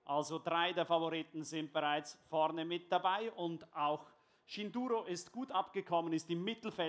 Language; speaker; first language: German; native; German